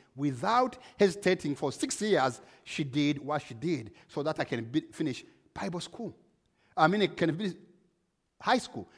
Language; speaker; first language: English; non-native, local second language; Kinyarwanda